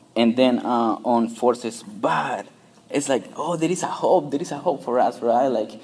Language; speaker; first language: English; non-native, fluent; Spanish